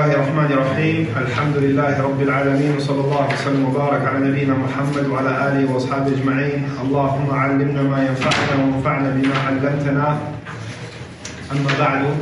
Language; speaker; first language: Arabic; non-native, fluent; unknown